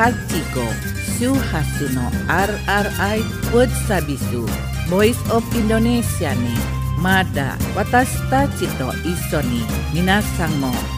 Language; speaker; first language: Japanese; non-native, fluent; Indonesian